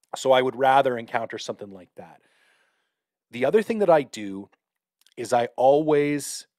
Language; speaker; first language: English; native; English